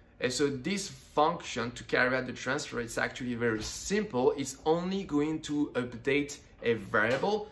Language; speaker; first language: English; non-native, fluent; French